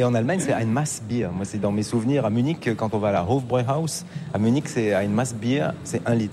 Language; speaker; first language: French; native; French